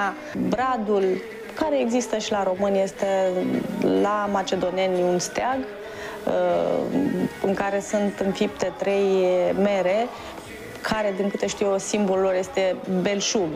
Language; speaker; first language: Romanian; non-native, local second language; Macedonian